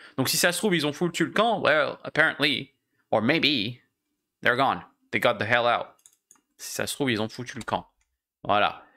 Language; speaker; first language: French; native; French